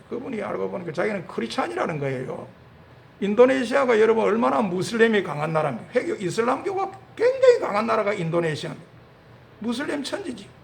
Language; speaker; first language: Korean; native; Korean